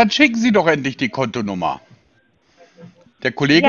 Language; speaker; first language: German; native; German